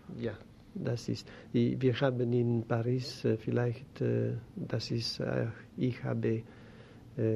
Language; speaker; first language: German; non-native, learner; Greek